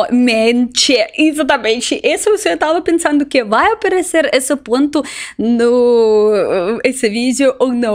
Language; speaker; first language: Portuguese; non-native, learner; Russian